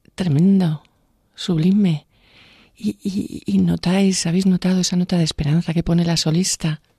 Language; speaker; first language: Spanish; native; Spanish